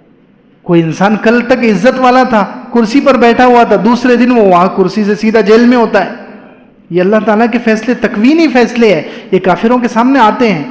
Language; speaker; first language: Urdu; native; Urdu